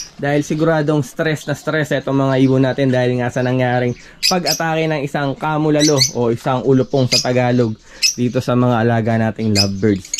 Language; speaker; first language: Filipino; non-native, local second language; Pampanga